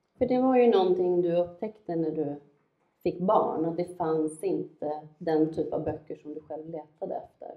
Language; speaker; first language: Swedish; native; Swedish